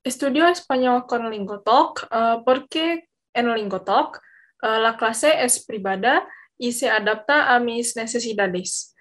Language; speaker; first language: Spanish; non-native, learner; Indonesian